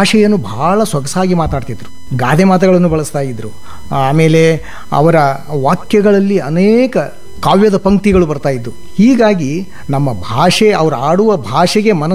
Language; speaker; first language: Kannada; non-native, local second language; Marathi